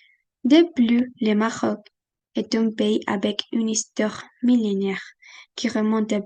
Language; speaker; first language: French; non-native, fluent; Spanish